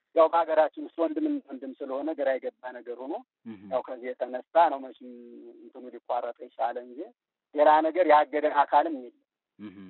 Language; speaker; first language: Amharic; native; Amharic